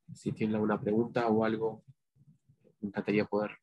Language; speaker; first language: Spanish; native; Spanish